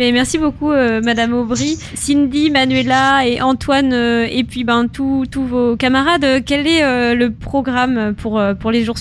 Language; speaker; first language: French; native; French